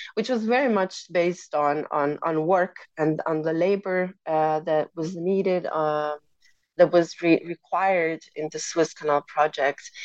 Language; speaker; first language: English; non-native, fluent; Italian